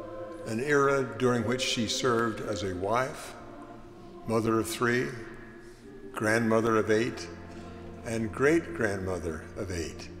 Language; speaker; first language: English; native; English